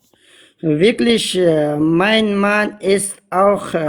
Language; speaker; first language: German; non-native, learner; Pashto